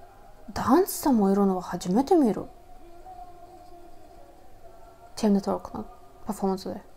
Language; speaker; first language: Japanese; non-native, learner; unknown